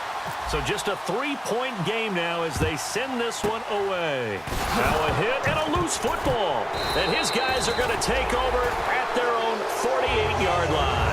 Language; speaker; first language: English; native; English